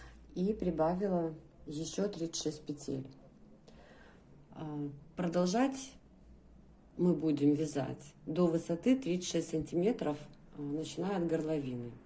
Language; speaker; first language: Russian; native; Russian